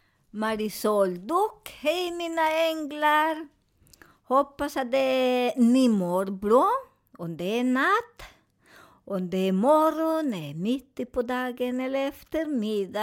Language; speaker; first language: Swedish; non-native, fluent; Spanish